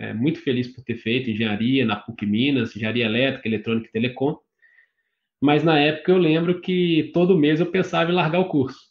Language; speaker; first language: Portuguese; native; Portuguese